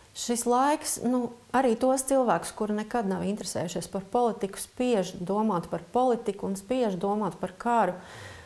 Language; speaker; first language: Latvian; native; Latvian